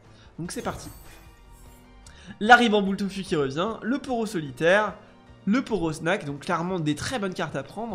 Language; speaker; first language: French; native; French